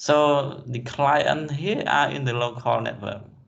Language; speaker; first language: English; non-native, fluent; Khmer